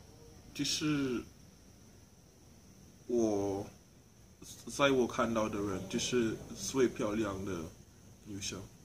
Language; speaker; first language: Chinese; non-native, learner; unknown